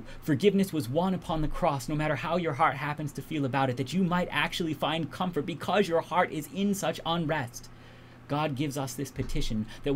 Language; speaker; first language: English; native; English